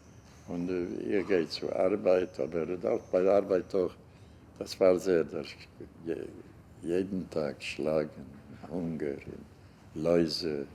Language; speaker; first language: German; non-native, learner; Hungarian